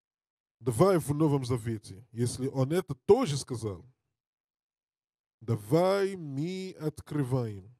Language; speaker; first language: Russian; non-native, learner; English